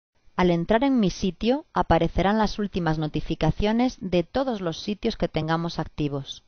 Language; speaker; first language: Spanish; native; Spanish